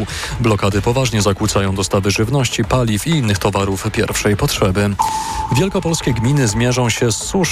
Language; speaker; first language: Polish; native; Polish